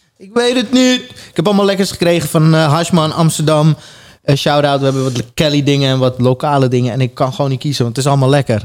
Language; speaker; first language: Dutch; native; Dutch